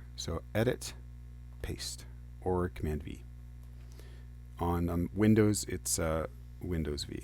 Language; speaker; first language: English; native; English